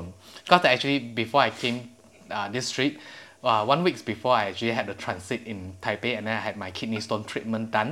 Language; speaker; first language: English; non-native, local second language; Chinese